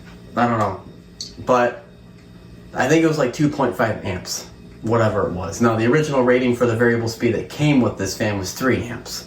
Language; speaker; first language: English; native; English